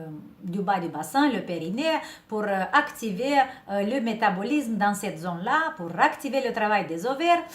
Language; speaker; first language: French; non-native, fluent; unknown